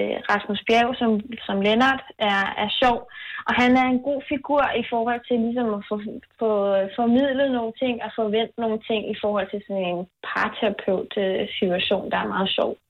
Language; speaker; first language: Danish; native; Danish